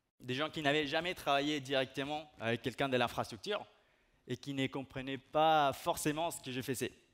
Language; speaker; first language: French; non-native, fluent; Spanish